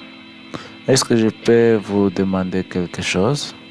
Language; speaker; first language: French; non-native, learner; English